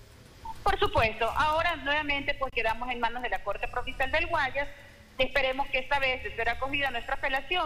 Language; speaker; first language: Spanish; native; Spanish